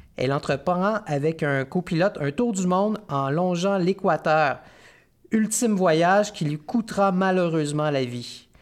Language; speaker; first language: French; native; French